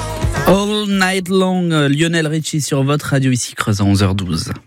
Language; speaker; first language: French; native; French